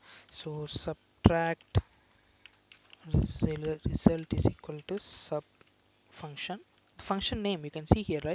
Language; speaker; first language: English; non-native, local second language; Telugu